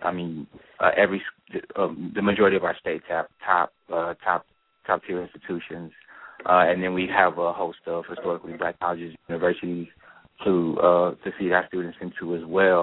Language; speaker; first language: English; native; English